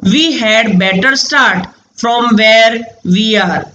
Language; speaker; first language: English; non-native, local second language; Gujarati